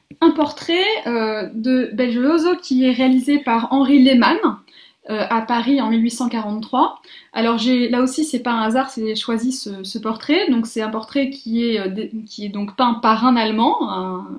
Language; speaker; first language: French; native; French